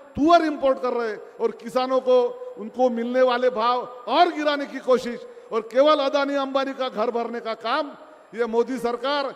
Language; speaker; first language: Hindi; non-native, local second language; Marathi